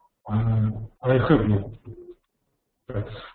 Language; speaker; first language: English; non-native, learner; Russian